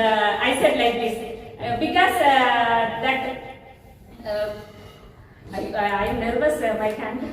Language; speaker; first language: English; non-native, learner; Tamil